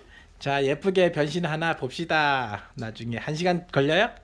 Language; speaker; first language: Korean; native; Korean